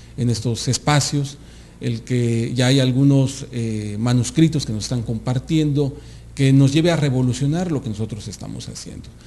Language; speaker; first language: Spanish; native; Spanish